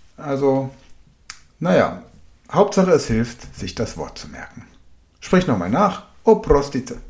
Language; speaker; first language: German; native; German